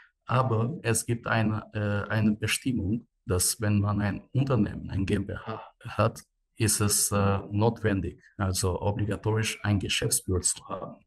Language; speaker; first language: German; non-native, fluent; Albanian